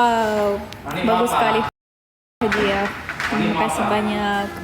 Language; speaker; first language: Indonesian; non-native, learner; Russian